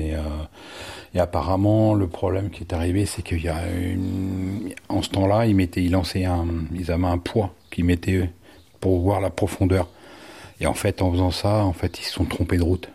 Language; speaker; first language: French; native; French